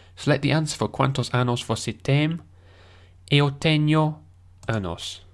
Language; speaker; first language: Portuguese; non-native, learner; English